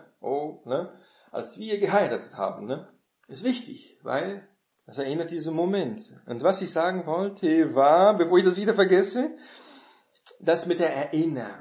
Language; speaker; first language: German; non-native, fluent; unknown